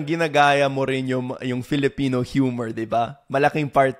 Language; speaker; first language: Filipino; non-native, fluent; English